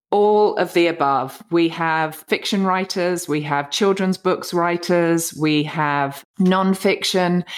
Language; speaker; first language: English; native; English